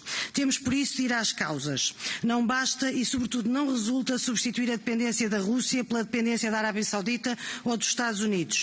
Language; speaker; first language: Portuguese; native; Portuguese